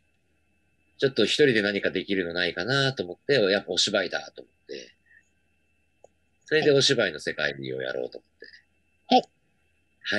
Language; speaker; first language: Japanese; native; Japanese